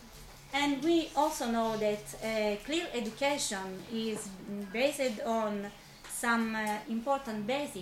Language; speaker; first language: English; non-native, fluent; Italian